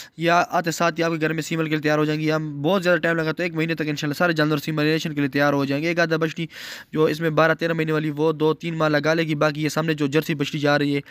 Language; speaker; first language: Urdu; non-native, local second language; Punjabi